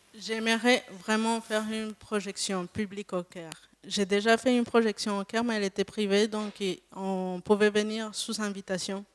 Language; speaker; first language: French; non-native, fluent; Spanish